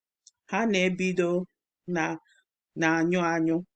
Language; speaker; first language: Igbo; non-native, learner; English